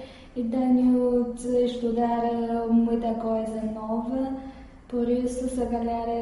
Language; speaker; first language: Portuguese; non-native, fluent; Chinese